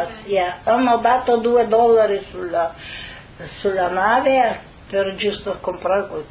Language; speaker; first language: Italian; non-native, local second language; Slovenian